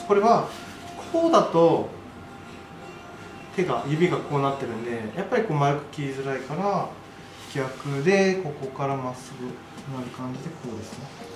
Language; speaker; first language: Japanese; native; Japanese